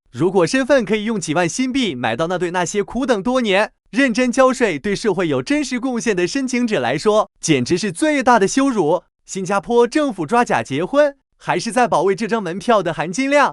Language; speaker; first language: Chinese; native; Chinese